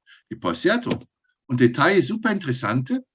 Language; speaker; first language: Spanish; non-native, fluent; German